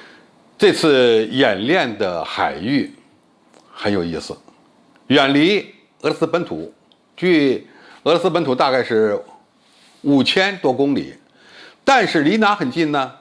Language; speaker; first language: Chinese; native; Chinese